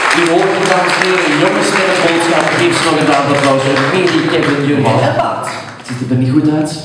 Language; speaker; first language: Dutch; native; Dutch